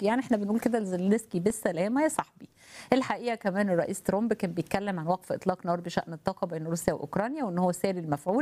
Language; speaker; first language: Arabic; native; Arabic